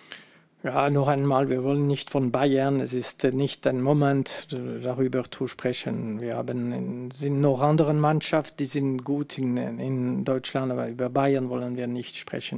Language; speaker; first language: German; non-native, fluent; French